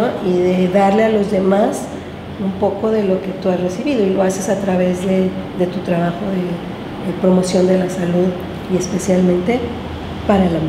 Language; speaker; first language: Spanish; native; Spanish